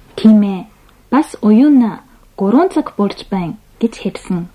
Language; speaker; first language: Mongolian; non-native, fluent; Japanese